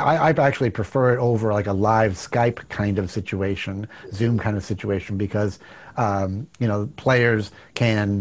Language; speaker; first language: English; native; English